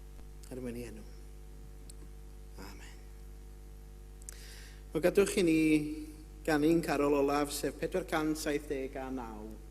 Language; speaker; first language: Welsh; native; Welsh